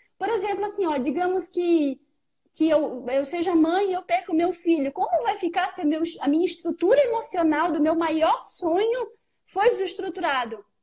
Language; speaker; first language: Portuguese; native; Portuguese